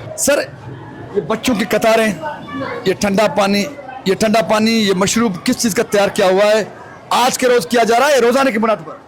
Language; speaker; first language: Urdu; non-native, local second language; Sindhi